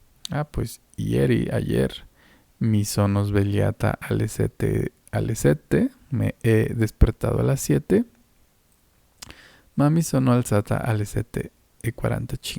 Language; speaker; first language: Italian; non-native, fluent; Spanish